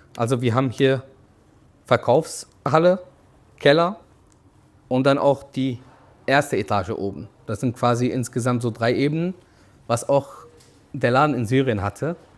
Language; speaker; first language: German; early bilingual, other home language; Arabic